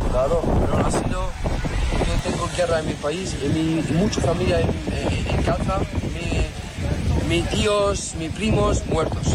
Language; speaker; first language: Spanish; non-native, learner; Arabic